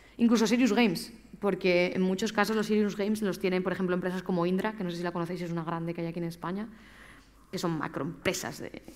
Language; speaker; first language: Spanish; native; Spanish